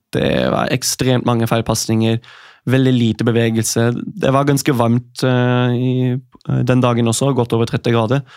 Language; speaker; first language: Norwegian; non-native, fluent; German